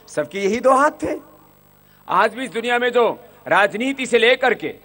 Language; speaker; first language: Hindi; native; Hindi